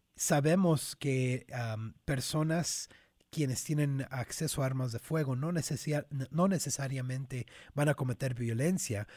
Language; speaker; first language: Spanish; native; Spanish